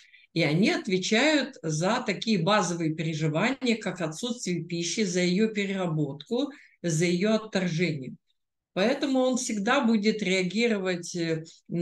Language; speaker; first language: Russian; native; Russian